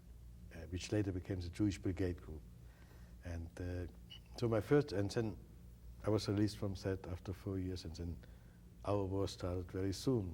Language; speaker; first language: English; non-native, fluent; German